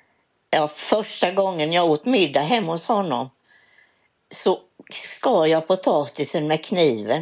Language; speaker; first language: Swedish; native; Swedish